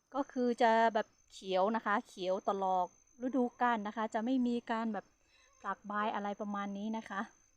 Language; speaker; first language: Thai; non-native, local second language; Hmong